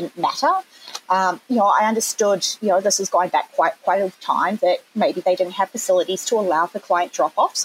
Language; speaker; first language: English; native; English